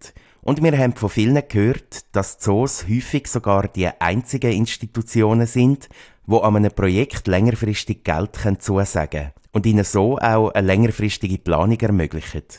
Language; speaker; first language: German; native; German